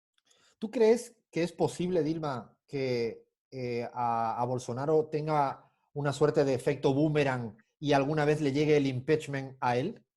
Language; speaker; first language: Spanish; native; Spanish